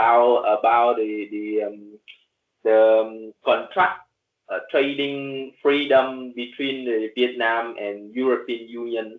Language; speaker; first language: English; non-native, learner; Vietnamese